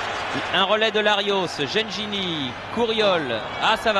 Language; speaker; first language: French; native; French